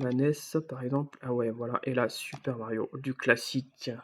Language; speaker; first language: French; native; French